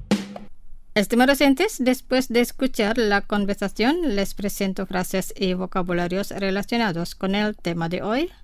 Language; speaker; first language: Spanish; non-native, fluent; Indonesian